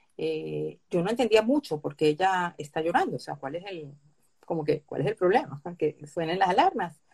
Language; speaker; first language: Spanish; early bilingual, other home language; Hebrew